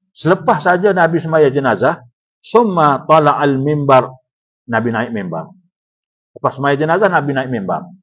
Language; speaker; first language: Malay; native; Malay